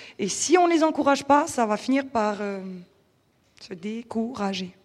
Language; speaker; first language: French; native; French